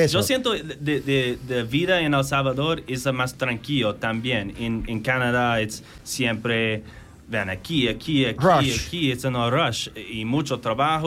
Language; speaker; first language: Spanish; non-native, learner; English